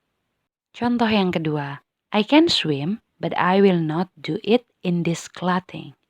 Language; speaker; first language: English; non-native, fluent; Indonesian